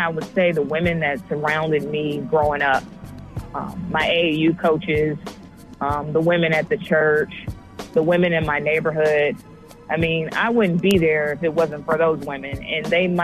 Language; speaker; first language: English; native; English